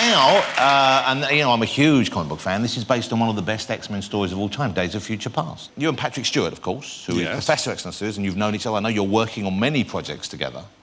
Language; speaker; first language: English; native; English